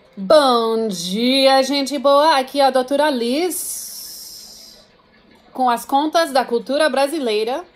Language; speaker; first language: Portuguese; non-native, fluent; English